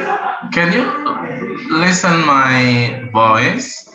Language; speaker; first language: English; non-native, learner; Indonesian